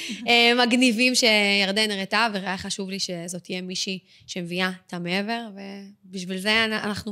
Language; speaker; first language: Hebrew; native; Hebrew